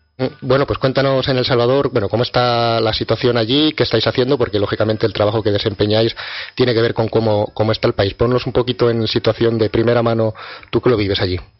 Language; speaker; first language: Spanish; native; Spanish